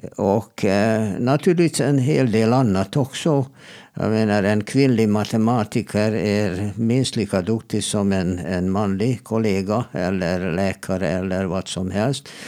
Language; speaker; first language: Swedish; non-native, fluent; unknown